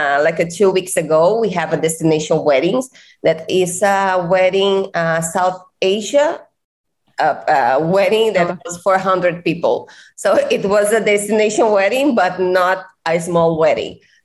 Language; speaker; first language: English; non-native, fluent; Portuguese